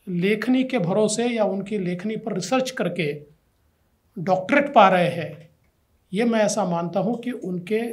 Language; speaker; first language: Hindi; non-native, local second language; Marathi